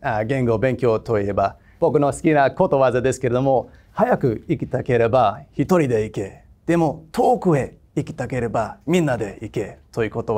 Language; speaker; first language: Japanese; non-native, fluent; English